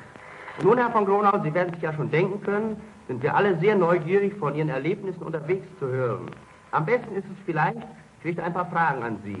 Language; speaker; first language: German; native; German